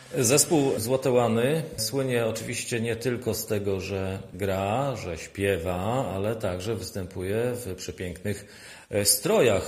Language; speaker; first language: Polish; native; Polish